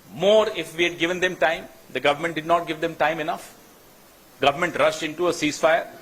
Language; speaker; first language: English; non-native, local second language; Hindi